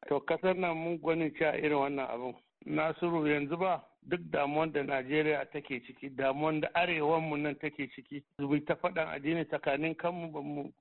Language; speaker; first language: Hausa; non-native, local second language; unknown